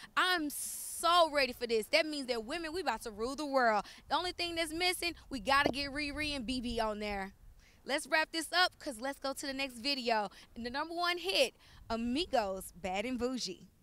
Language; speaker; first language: English; native; English